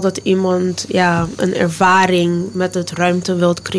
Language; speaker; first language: Dutch; non-native, local second language; Papiamento